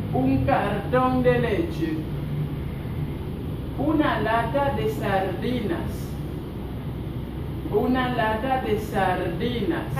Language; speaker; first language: Spanish; non-native, fluent; Haitian Creole